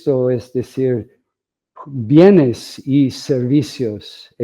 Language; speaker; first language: Spanish; non-native, fluent; English